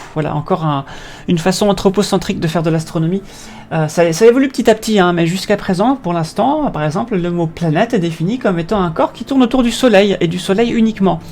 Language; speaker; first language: French; native; French